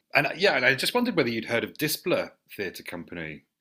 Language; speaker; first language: English; native; English